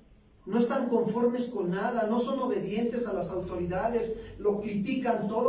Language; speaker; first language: Spanish; native; Spanish